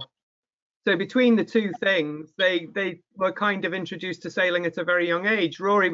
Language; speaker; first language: English; native; English